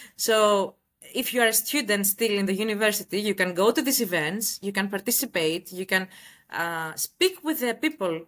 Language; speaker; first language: English; non-native, fluent; Greek